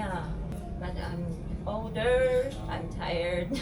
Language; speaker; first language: English; non-native, learner; Chinese